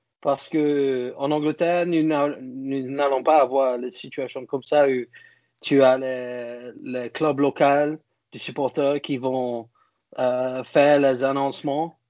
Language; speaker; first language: French; non-native, learner; English